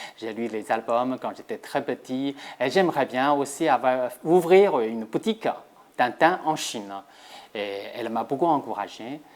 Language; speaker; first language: French; non-native, fluent; Chinese